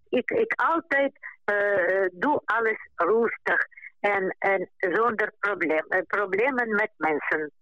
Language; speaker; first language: Dutch; non-native, local second language; Ukrainian